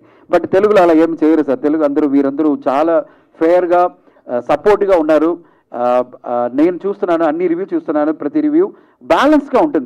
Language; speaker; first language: Telugu; non-native, fluent; Tamil